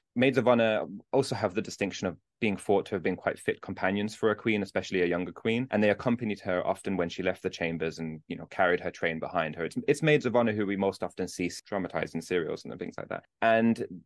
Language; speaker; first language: English; native; English